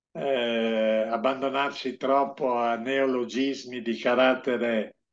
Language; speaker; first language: Italian; non-native, local second language; Friulian